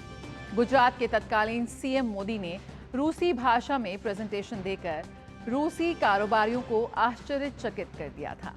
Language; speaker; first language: Hindi; native; Hindi